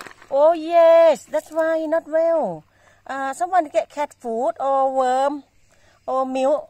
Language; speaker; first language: English; non-native, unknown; Thai